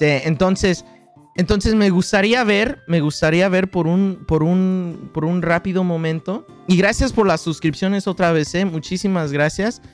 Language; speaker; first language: Spanish; native; Spanish